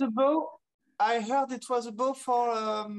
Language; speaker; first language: English; non-native, fluent; French